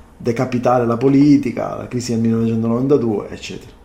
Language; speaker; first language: Italian; native; Italian